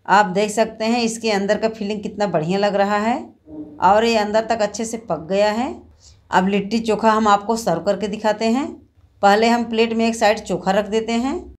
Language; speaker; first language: Hindi; native; Hindi